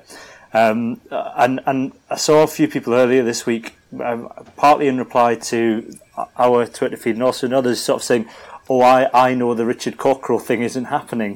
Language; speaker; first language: English; native; English